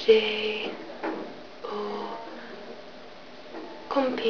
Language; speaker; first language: French; non-native, learner; English